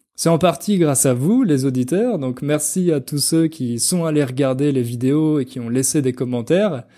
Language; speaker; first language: French; native; French